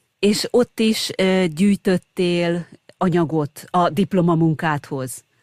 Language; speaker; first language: Hungarian; native; Hungarian